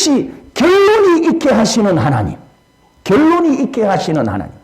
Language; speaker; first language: Korean; native; Korean